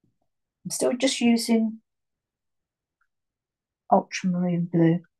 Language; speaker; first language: English; native; English